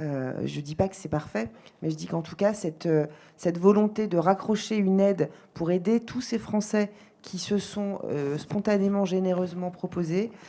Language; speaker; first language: French; native; French